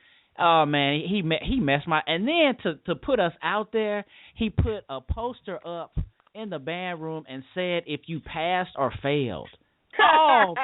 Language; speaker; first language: English; native; English